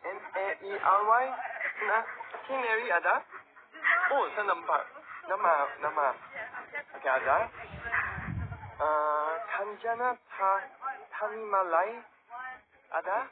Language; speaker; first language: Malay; non-native, learner; Korean